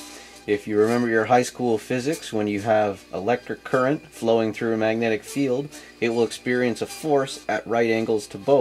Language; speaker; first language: English; native; English